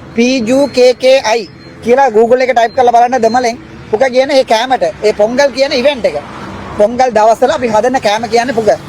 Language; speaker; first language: Sinhala; non-native, local second language; Tamil